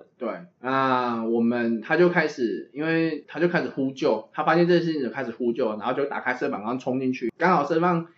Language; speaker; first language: Chinese; native; Chinese